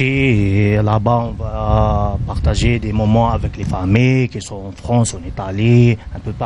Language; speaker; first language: French; non-native, local second language; Arabic